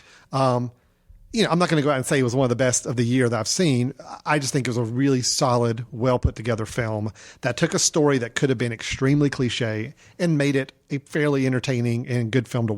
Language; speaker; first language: English; native; English